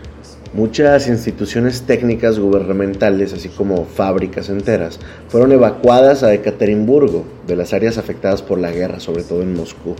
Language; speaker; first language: Spanish; native; Spanish